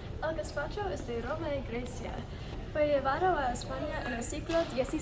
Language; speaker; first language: Spanish; non-native, learner; English